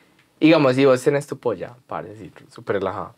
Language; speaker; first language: Spanish; native; Spanish